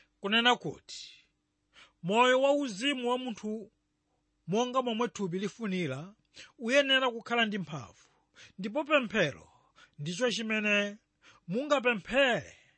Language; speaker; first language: Nyanja; native; Nyanja